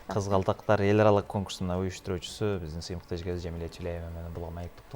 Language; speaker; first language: Kyrgyz; native; Kyrgyz